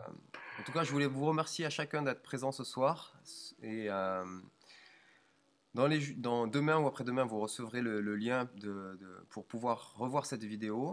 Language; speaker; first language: French; native; French